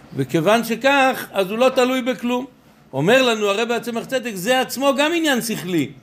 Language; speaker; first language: Hebrew; native; Hebrew